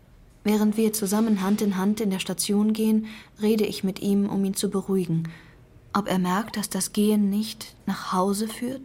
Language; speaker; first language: German; non-native, fluent; Persian